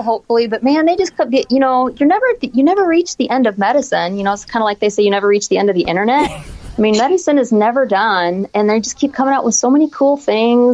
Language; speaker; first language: English; native; English